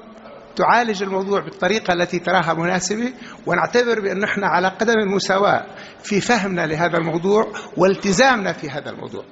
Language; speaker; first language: Arabic; native; Arabic